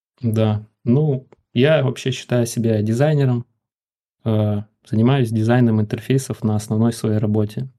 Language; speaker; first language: Russian; native; Russian